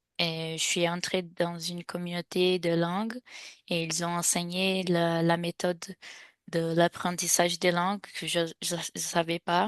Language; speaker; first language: French; non-native, fluent; Portuguese